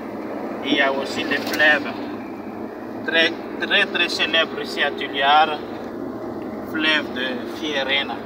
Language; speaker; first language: French; non-native, local second language; Malagasy